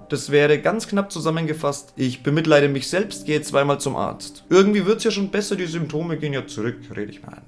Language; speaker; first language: German; native; German